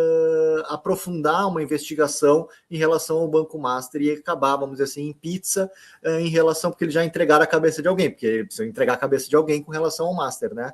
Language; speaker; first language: Portuguese; native; Portuguese